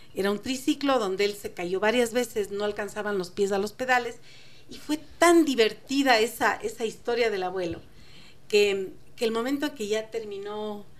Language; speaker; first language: Spanish; native; Spanish